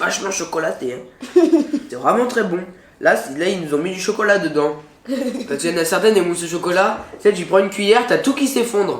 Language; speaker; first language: French; native; French